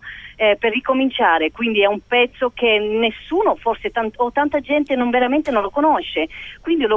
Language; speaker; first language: Italian; early bilingual, heritage; English